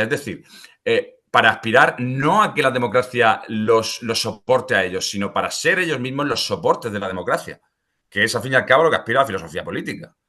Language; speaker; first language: Spanish; native; Spanish